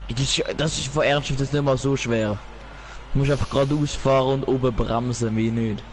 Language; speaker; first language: German; native; German